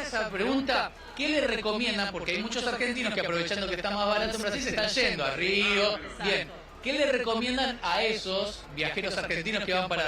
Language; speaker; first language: Spanish; native; Spanish